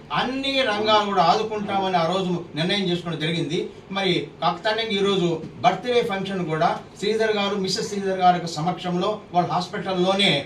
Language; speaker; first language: Telugu; native; Telugu